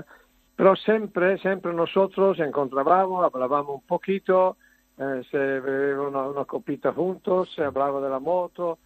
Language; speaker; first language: Spanish; non-native, learner; Italian